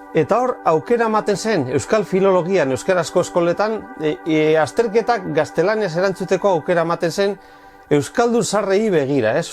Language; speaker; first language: Basque; non-native, local second language; Spanish